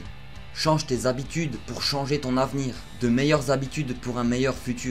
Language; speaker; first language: French; native; French